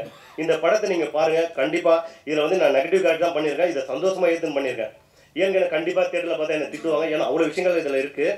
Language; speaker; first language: Tamil; native; Tamil